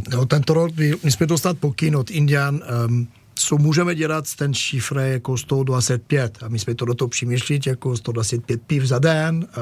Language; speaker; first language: Czech; non-native, learner; French